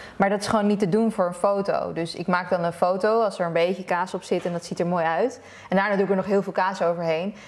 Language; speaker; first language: Dutch; early bilingual, other home language; Persian